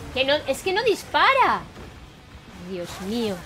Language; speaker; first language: Spanish; native; Spanish